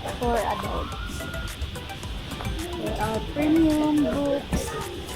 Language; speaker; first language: English; non-native, learner; Korean